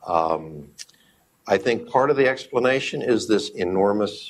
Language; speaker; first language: English; native; English